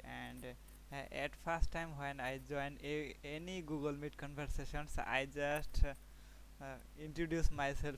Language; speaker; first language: English; non-native, learner; Bangla